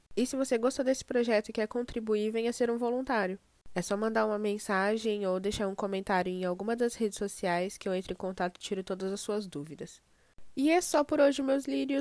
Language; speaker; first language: Portuguese; native; Portuguese